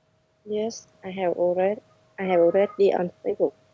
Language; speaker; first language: English; non-native, learner; Vietnamese